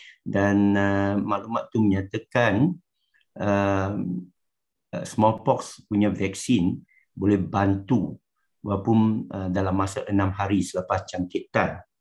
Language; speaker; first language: Malay; non-native, local second language; Chinese